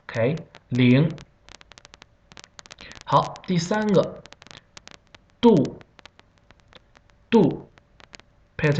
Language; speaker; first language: Chinese; non-native, fluent; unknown